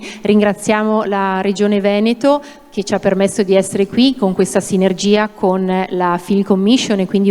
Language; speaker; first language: Italian; native; Italian